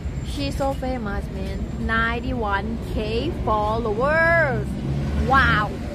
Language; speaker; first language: English; non-native, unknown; Thai